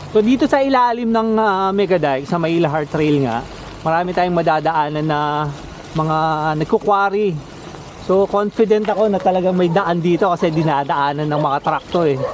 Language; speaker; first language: Filipino; native; Filipino